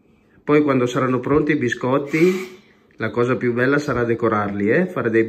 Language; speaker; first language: Italian; native; Italian